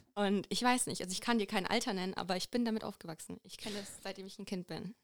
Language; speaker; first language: German; native; German